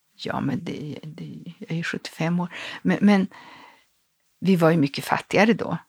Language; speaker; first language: Swedish; native; Swedish